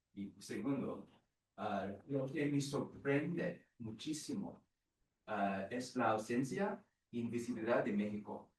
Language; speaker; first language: Spanish; non-native, learner; English